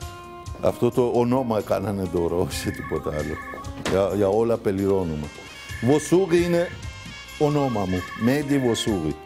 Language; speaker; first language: Greek; non-native, fluent; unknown